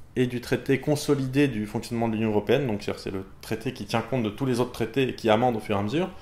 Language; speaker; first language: French; native; French